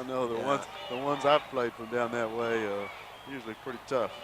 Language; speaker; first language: English; native; English